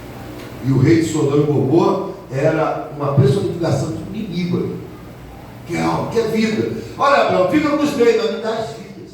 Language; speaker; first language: Portuguese; native; Portuguese